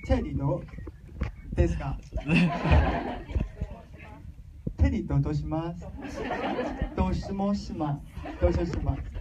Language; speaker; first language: Japanese; non-native, learner; Chinese